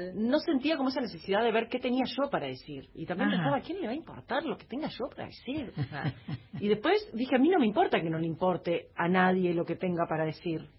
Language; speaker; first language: Spanish; native; Spanish